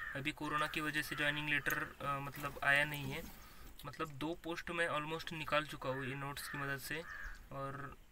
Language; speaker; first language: Hindi; non-native, local second language; Marathi